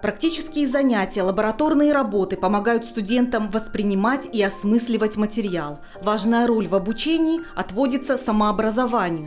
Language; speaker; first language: Russian; native; Russian